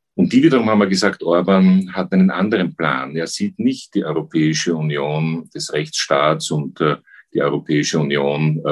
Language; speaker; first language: German; native; German